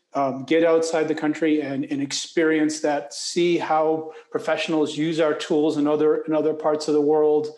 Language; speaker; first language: English; native; English